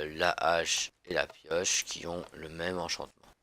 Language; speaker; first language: French; native; French